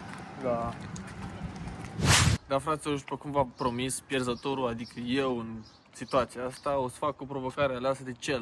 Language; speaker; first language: Romanian; native; Romanian